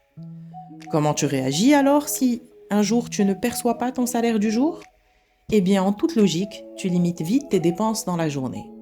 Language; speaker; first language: French; native; French